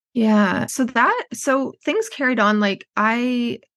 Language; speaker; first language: English; native; English